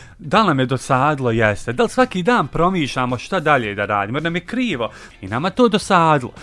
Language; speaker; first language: Bosnian; native; Bosnian